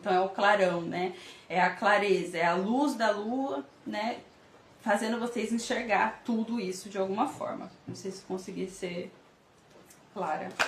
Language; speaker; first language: Portuguese; native; Portuguese